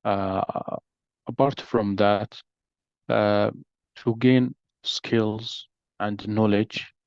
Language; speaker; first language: English; non-native, learner; Arabic